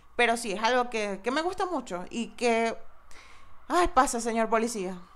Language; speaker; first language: Spanish; native; Spanish